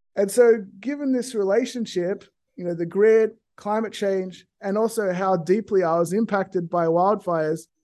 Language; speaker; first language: English; native; English